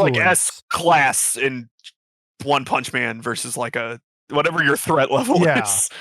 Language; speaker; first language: English; native; English